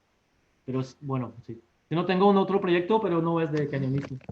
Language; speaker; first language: Spanish; non-native, fluent; French